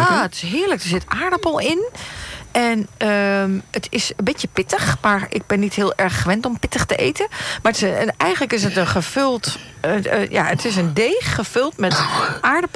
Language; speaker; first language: Dutch; native; Dutch